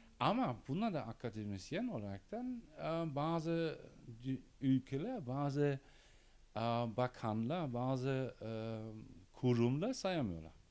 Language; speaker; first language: Turkish; non-native, learner; German